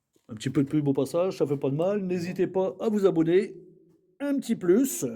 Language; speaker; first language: French; native; French